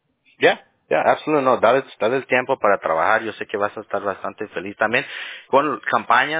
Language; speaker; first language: Spanish; early bilingual, heritage; Spanish